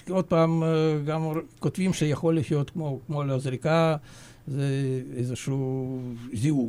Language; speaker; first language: Hebrew; non-native, fluent; Russian